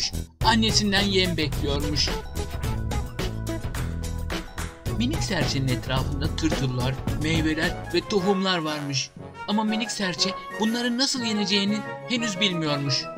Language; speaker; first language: Turkish; native; Turkish